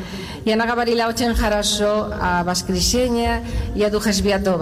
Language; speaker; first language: Russian; non-native, learner; Spanish